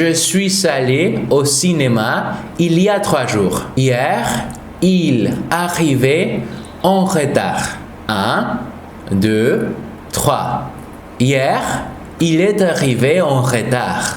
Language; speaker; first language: French; non-native, fluent; Spanish